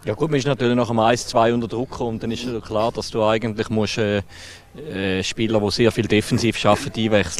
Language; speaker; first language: German; native; German